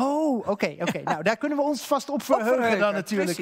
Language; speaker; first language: Dutch; native; Dutch